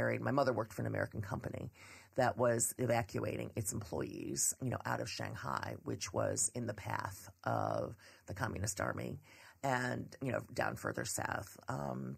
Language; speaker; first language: English; native; English